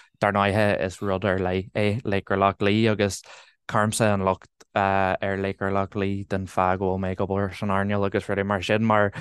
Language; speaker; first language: Irish; non-native, local second language; English